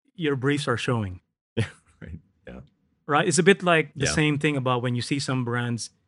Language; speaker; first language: English; non-native, local second language; Filipino